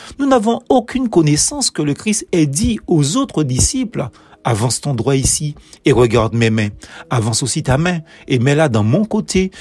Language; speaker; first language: French; native; French